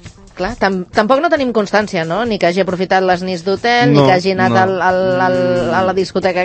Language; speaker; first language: Catalan; native; Catalan